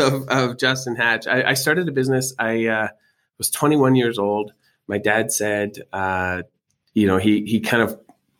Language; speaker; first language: English; native; English